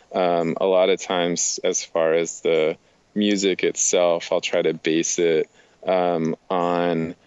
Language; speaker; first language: English; native; English